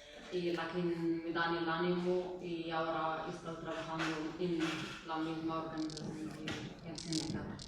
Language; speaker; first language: Spanish; non-native, fluent; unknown